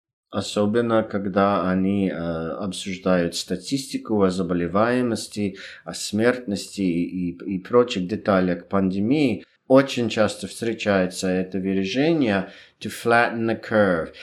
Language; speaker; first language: Russian; non-native, fluent; English